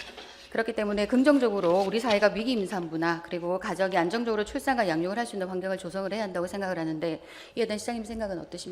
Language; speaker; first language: Korean; native; Korean